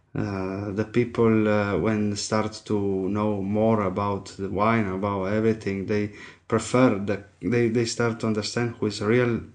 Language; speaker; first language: English; non-native, fluent; Italian